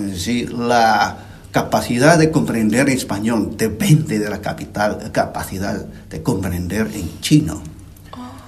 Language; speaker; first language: Spanish; non-native, fluent; Chinese